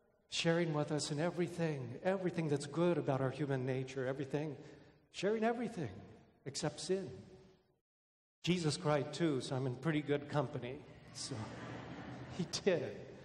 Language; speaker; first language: English; native; English